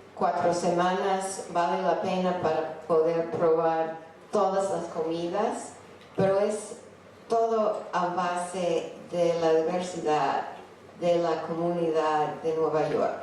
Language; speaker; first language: Spanish; non-native, fluent; English